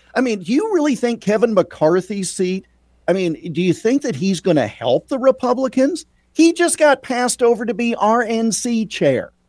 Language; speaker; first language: English; native; English